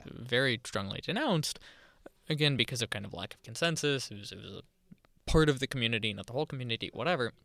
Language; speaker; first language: English; native; English